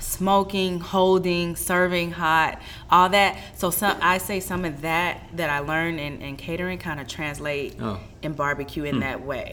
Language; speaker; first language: English; native; English